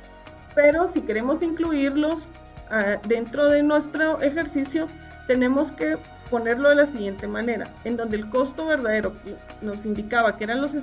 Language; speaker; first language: Spanish; native; Spanish